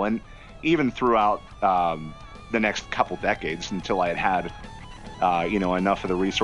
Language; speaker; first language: English; native; English